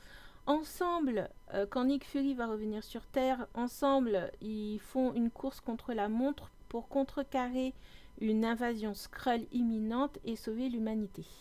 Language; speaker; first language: French; native; French